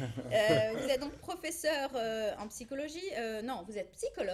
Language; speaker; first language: French; native; French